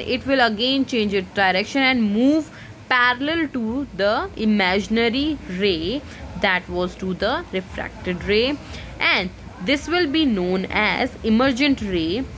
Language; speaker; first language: English; non-native, local second language; Hindi